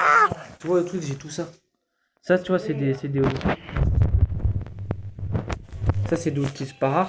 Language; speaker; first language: French; native; French